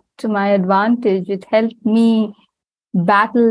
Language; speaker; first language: English; non-native, local second language; Tamil